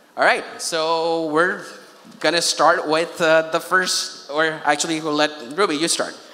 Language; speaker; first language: English; non-native, local second language; Urdu